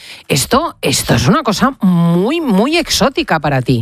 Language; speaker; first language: Spanish; native; Spanish